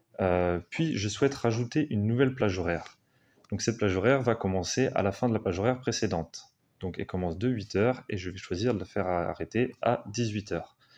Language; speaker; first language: French; native; French